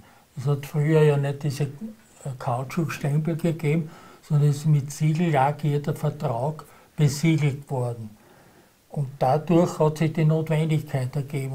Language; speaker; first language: German; native; German